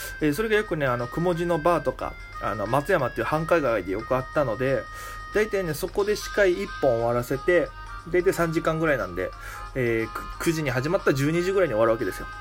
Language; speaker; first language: Japanese; native; Japanese